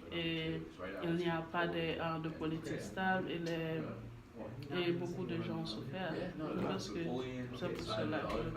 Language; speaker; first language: French; non-native, learner; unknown